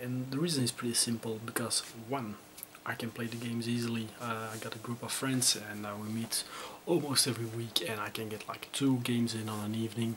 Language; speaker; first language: English; non-native, fluent; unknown